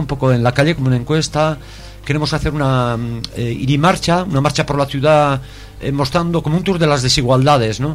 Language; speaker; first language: Spanish; native; Spanish